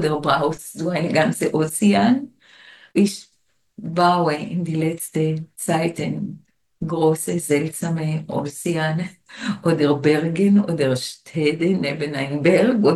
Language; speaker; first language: German; non-native, fluent; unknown